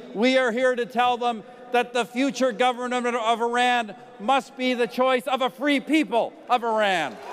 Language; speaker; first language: English; native; English